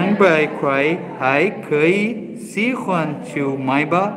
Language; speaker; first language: Chinese; non-native, learner; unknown